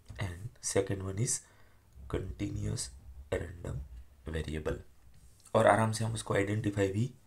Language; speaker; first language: Hindi; non-native, local second language; Gujarati